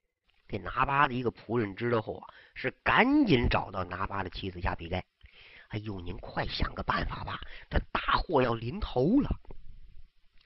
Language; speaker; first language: Chinese; native; Chinese